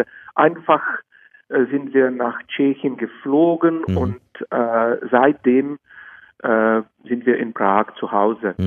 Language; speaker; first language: German; non-native, fluent; Czech